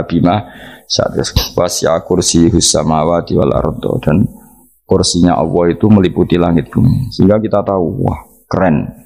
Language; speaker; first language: Indonesian; non-native, local second language; Javanese